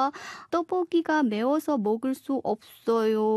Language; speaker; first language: Korean; non-native, fluent; Chinese